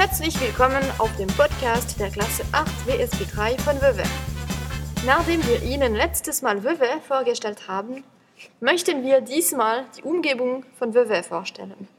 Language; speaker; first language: German; non-native, learner; French